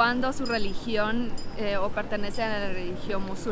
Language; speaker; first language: Spanish; non-native, local second language; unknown